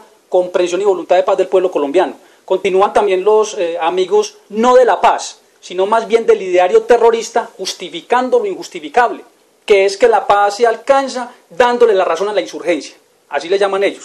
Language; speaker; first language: Spanish; native; Spanish